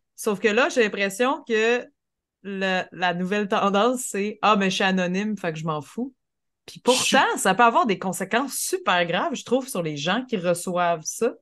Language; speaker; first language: French; native; French